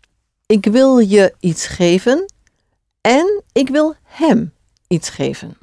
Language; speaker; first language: Dutch; non-native, fluent; English